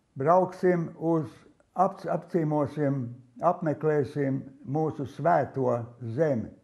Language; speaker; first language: Latvian; early bilingual, heritage; Latvian